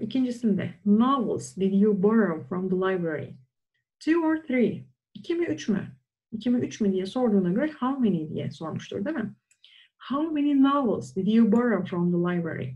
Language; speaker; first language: English; non-native, fluent; Turkish